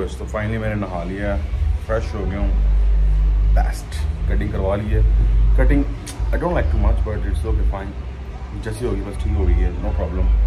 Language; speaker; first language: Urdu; non-native, local second language; Punjabi